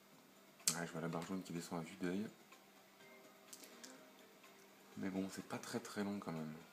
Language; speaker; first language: French; native; French